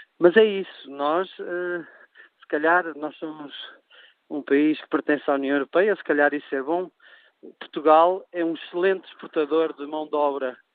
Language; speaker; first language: Portuguese; native; Portuguese